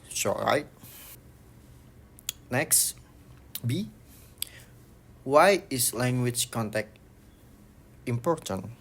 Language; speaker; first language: English; non-native, learner; Indonesian